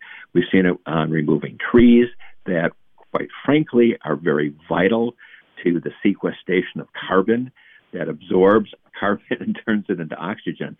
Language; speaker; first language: English; native; English